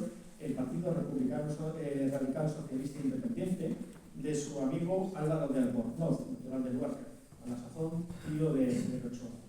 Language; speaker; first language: Spanish; native; Spanish